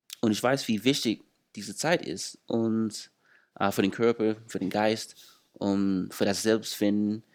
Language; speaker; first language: German; non-native, fluent; English